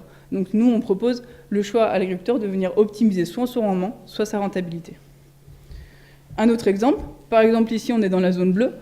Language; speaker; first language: French; native; French